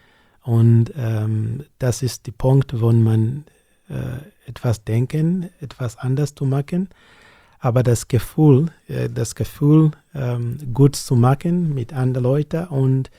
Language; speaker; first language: German; non-native, learner; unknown